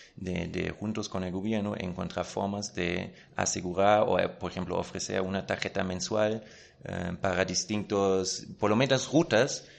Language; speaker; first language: Spanish; non-native, fluent; German